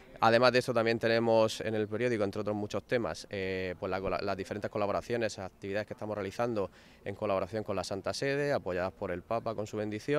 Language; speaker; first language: Spanish; native; Spanish